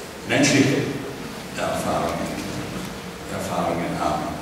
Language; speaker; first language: German; non-native, fluent; Czech